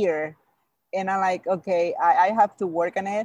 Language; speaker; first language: English; non-native, fluent; Spanish